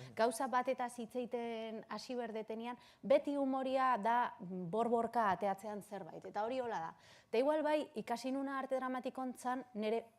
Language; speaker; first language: Basque; early bilingual, other home language; Spanish